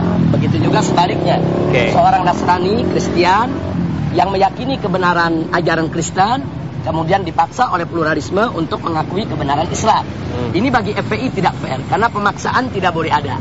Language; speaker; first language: Indonesian; native; Indonesian